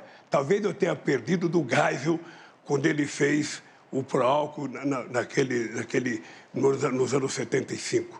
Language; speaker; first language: Portuguese; native; Portuguese